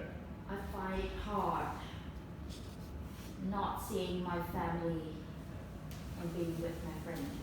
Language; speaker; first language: English; non-native, fluent; Vietnamese